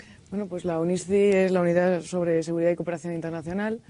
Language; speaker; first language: Spanish; native; Spanish